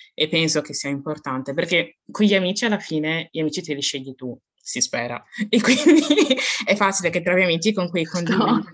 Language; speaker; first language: Italian; early bilingual, other home language; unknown